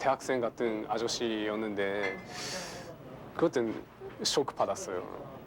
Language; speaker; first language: Korean; non-native, fluent; Japanese